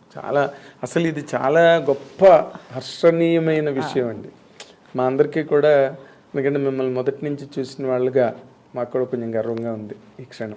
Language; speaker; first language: Telugu; native; Telugu